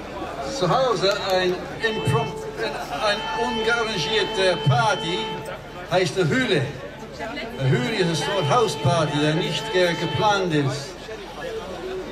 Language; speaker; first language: German; non-native, learner; English